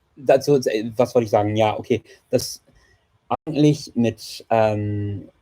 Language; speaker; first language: German; non-native, fluent; English